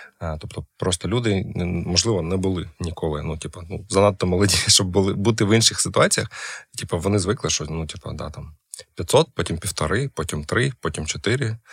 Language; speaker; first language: Ukrainian; non-native, local second language; Russian